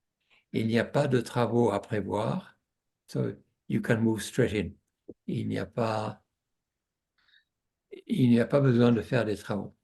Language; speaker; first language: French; non-native, fluent; English